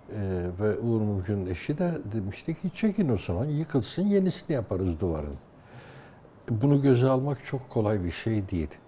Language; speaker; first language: Turkish; native; Turkish